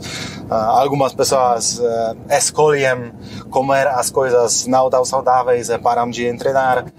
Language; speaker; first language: Spanish; non-native, learner; Polish